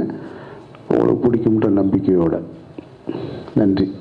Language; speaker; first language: Tamil; native; Tamil